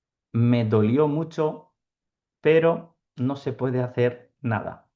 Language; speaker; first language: Spanish; non-native, fluent; Urdu